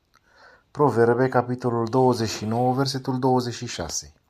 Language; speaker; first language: Romanian; native; Romanian